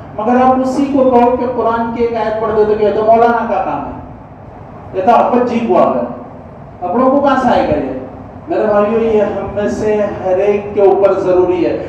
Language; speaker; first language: Urdu; native; Urdu